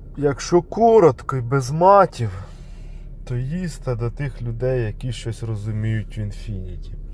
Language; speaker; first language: Ukrainian; non-native, local second language; Russian